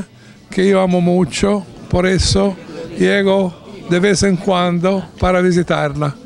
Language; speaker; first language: Spanish; non-native, learner; Italian